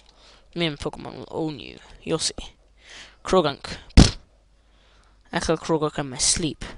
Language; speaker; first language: English; native; English